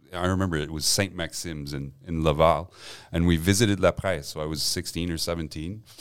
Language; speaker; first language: English; non-native, fluent; French